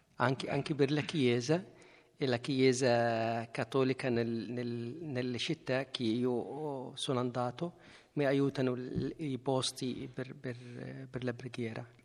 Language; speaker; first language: Italian; non-native, learner; Arabic